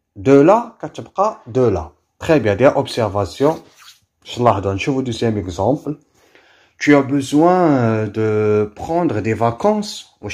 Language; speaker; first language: French; non-native, local second language; Arabic